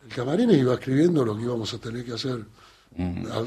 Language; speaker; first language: Spanish; native; Spanish